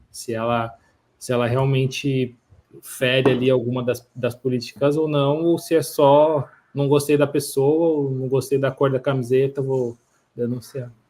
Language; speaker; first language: Portuguese; native; Portuguese